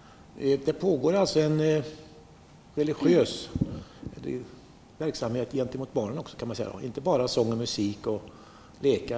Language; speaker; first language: Swedish; native; Swedish